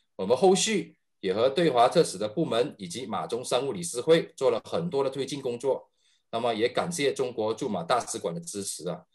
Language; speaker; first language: Chinese; native; Chinese